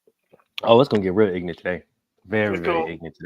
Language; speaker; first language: English; native; English